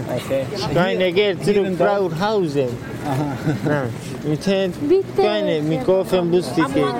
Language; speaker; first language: German; non-native, learner; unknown